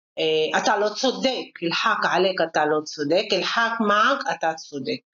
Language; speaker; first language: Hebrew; non-native, local second language; Arabic